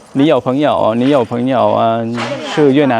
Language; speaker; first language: Chinese; non-native, learner; Vietnamese